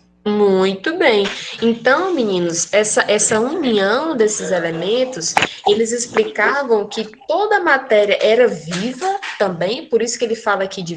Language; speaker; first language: Portuguese; native; Portuguese